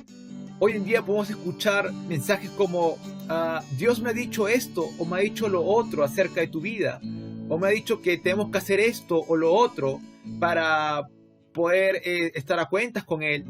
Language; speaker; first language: Spanish; native; Spanish